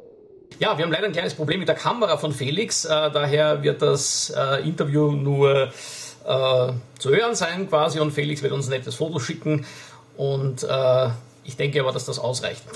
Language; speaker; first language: German; native; German